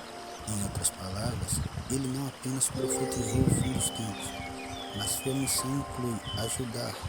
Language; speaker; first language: Portuguese; native; Portuguese